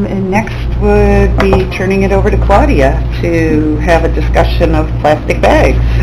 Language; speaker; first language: English; native; English